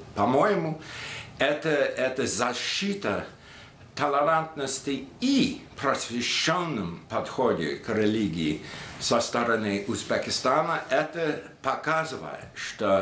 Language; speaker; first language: Russian; non-native, fluent; English